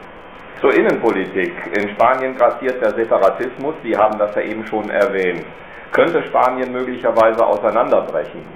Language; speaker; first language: German; native; German